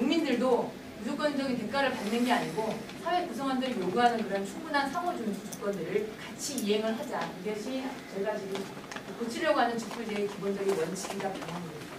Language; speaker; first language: Korean; native; Korean